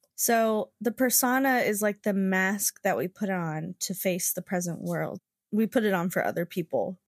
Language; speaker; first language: English; native; English